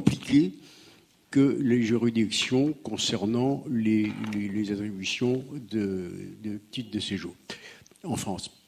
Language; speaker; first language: French; native; French